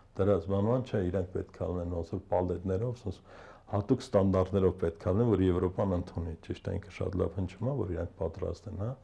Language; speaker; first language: Armenian; native; Armenian